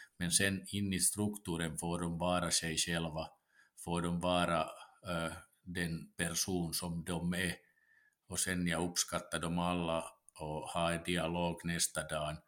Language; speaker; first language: Swedish; non-native, local second language; Finnish